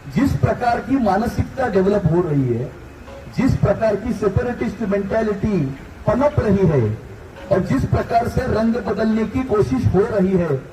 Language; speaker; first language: Hindi; non-native, local second language; Marathi